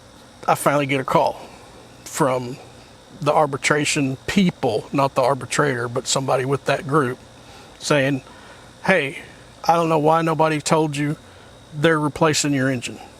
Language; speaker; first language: English; native; English